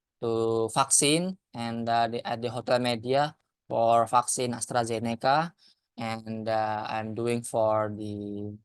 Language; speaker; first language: English; non-native, learner; Indonesian